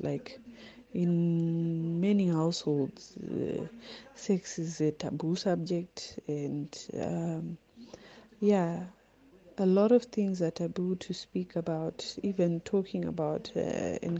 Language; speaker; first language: English; non-native, local second language; Shona